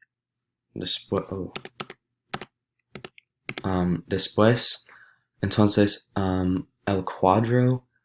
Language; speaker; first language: Spanish; non-native, learner; English